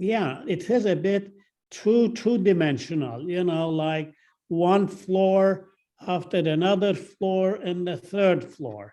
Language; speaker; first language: English; non-native, fluent; Turkish